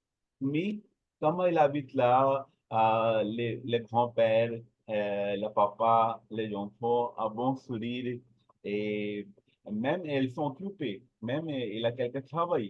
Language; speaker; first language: French; non-native, learner; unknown